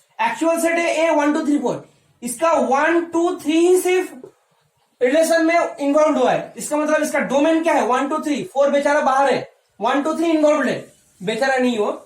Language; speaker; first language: Hindi; non-native, local second language; Bangla